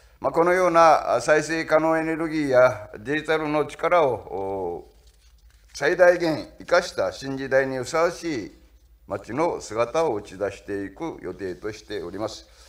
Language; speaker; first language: Japanese; native; Japanese